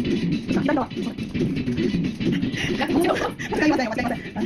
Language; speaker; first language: Japanese; non-native, learner; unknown